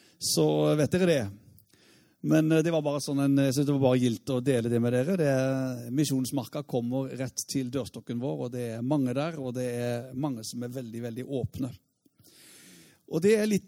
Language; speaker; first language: Norwegian; native; Norwegian